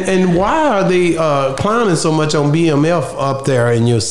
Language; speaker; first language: English; native; English